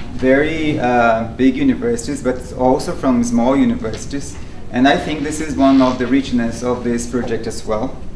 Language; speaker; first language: English; non-native, fluent; Portuguese